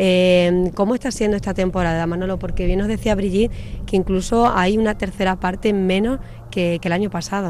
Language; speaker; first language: Spanish; native; Spanish